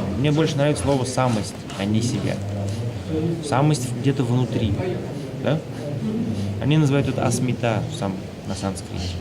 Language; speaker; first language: Russian; native; Russian